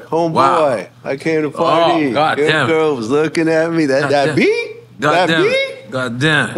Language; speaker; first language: English; native; English